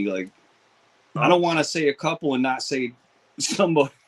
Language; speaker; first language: English; native; English